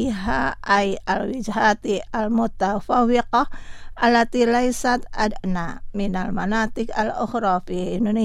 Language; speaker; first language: Arabic; non-native, fluent; Indonesian